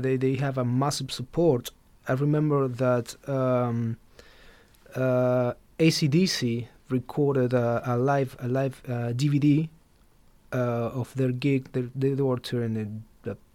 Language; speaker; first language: English; non-native, fluent; Spanish